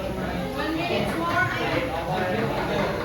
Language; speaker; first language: English; non-native, fluent; Indonesian